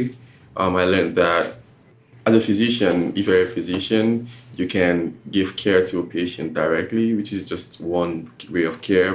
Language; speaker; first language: English; non-native, local second language; Yoruba